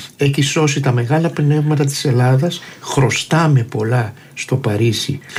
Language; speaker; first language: Greek; native; Greek